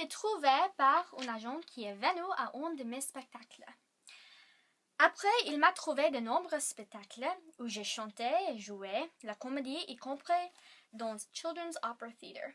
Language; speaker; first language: French; non-native, learner; English